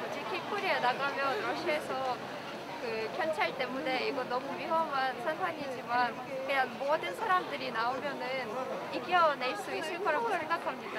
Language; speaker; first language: Korean; non-native, fluent; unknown